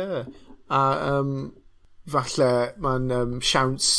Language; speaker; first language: Welsh; non-native, local second language; English